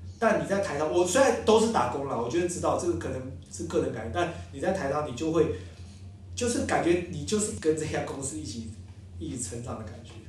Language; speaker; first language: Chinese; native; Chinese